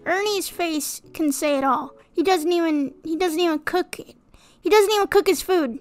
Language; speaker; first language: English; native; English